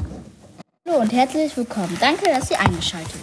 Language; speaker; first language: German; native; German